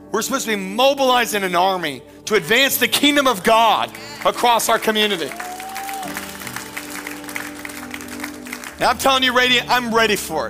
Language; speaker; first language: English; native; English